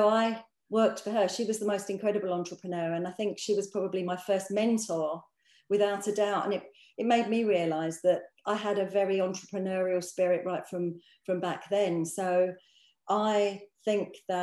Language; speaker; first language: English; native; English